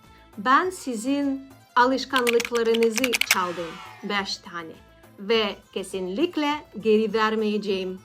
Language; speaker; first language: Turkish; non-native, learner; Russian